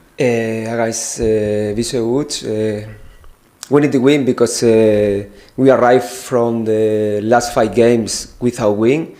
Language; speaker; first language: English; non-native, learner; Spanish